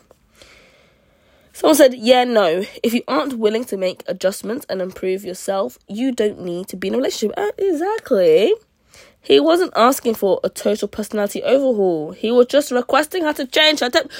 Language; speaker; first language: English; native; English